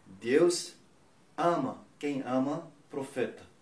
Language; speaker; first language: Portuguese; non-native, learner; Persian